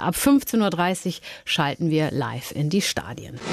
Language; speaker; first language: German; native; German